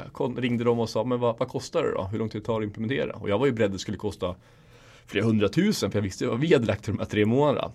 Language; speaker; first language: Swedish; native; Swedish